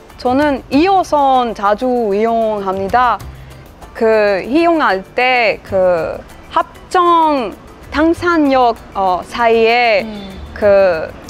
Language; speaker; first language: Korean; non-native, fluent; French